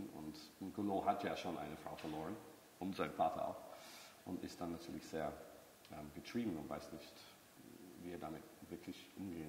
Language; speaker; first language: German; non-native, fluent; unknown